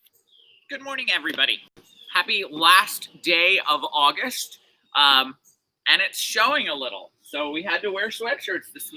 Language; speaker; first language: English; native; English